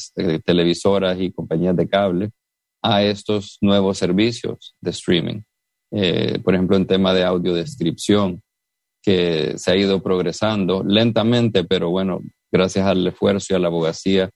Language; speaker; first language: Spanish; native; Spanish